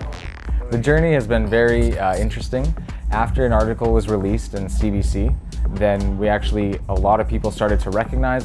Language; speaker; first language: English; native; English